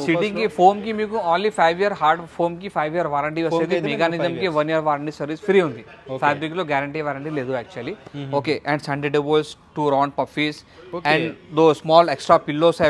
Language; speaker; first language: Telugu; non-native, local second language; Urdu